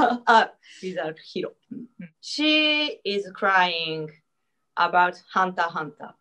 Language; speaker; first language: English; non-native, learner; Japanese